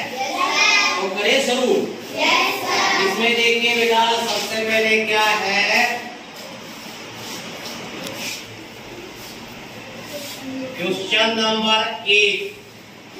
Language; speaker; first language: Hindi; native; Hindi